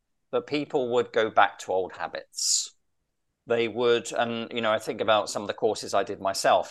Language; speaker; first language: English; native; English